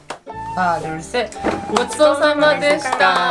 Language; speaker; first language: Korean; non-native, learner; Japanese